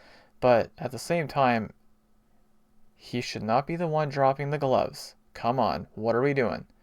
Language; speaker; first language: English; native; English